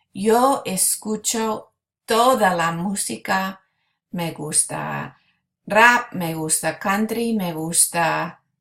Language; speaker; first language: Spanish; non-native, fluent; English